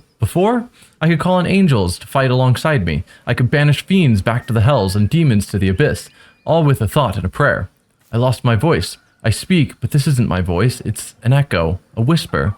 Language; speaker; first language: English; native; English